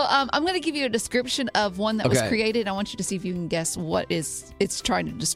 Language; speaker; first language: English; native; English